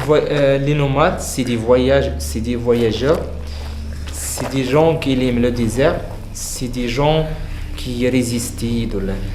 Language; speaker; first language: French; non-native, learner; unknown